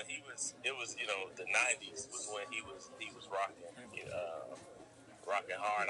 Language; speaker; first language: English; native; English